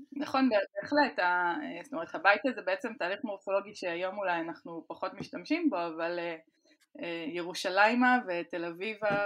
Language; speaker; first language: Hebrew; native; Hebrew